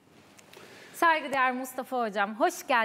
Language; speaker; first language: Turkish; native; Turkish